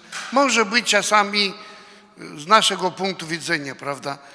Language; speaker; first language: Polish; non-native, fluent; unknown